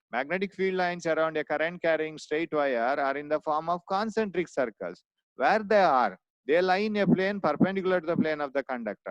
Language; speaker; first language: English; non-native, local second language; Kannada